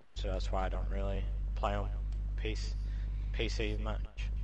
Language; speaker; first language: English; native; English